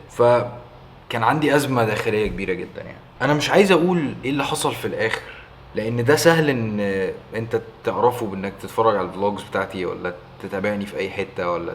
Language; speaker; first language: Egyptian Arabic; early bilingual, heritage; Arabic